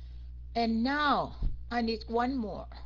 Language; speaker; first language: English; non-native, fluent; Vietnamese